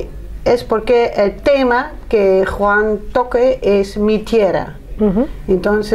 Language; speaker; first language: Spanish; non-native, learner; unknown